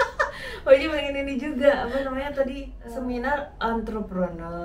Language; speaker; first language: Indonesian; native; Indonesian